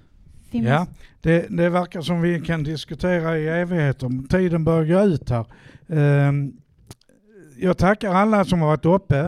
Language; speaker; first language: Swedish; native; Swedish